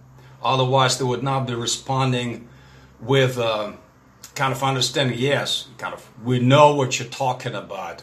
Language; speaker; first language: English; non-native, fluent; Russian